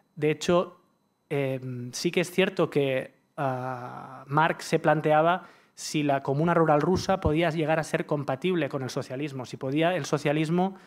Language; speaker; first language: Spanish; native; Spanish